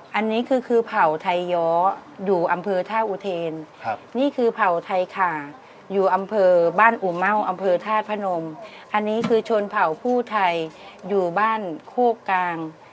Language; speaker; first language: Thai; non-native, local second language; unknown